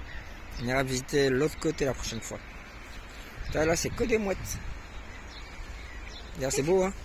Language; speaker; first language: French; native; French